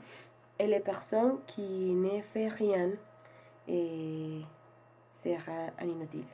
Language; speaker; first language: French; non-native, learner; Spanish